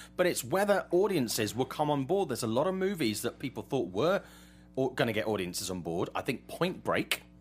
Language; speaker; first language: English; native; English